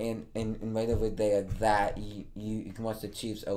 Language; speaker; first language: English; native; English